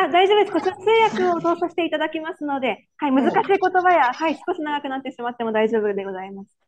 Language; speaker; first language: Japanese; native; Japanese